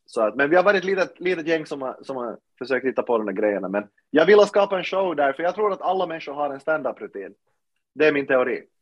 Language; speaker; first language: Swedish; native; Swedish